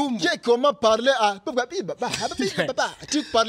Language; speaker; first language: French; non-native, local second language; Rundi